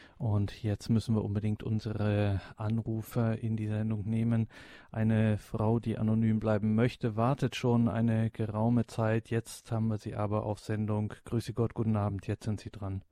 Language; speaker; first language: German; native; German